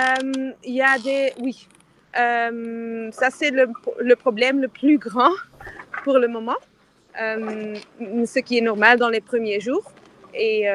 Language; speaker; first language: French; non-native, fluent; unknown